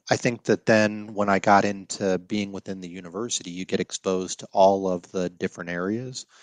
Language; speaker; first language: English; native; English